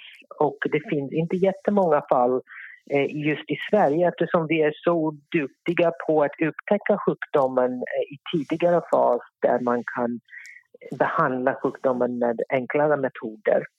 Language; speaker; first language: Swedish; non-native, fluent; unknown